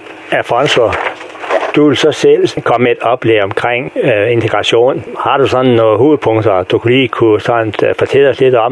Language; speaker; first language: Danish; native; Danish